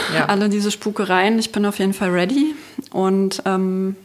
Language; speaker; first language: German; native; German